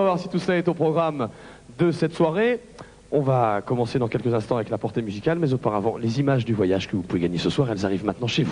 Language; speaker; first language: French; native; French